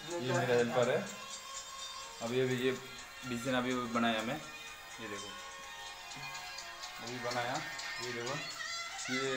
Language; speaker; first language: Hindi; non-native, local second language; Malayalam